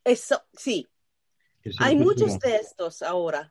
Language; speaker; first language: Spanish; non-native, learner; Japanese